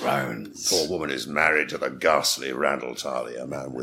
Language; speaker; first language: English; native; English